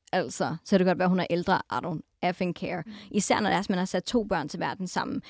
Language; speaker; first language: Danish; native; Danish